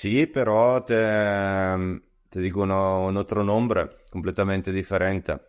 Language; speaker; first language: Spanish; non-native, learner; Italian